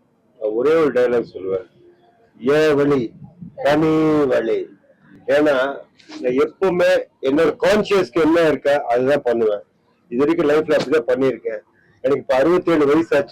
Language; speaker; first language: Tamil; non-native, local second language; Punjabi